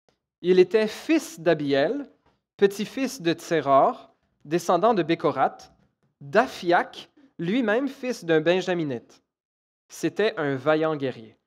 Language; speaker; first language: French; native; French